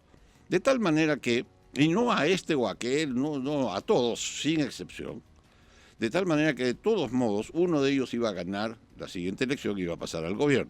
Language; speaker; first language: Spanish; native; Spanish